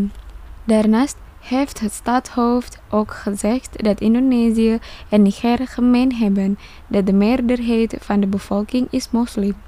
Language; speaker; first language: Dutch; non-native, fluent; Indonesian